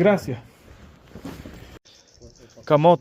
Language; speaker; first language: Spanish; non-native, learner; English